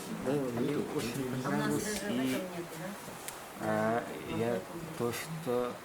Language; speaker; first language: Russian; non-native, local second language; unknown